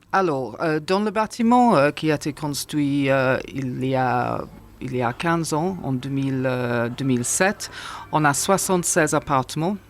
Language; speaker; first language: French; non-native, fluent; English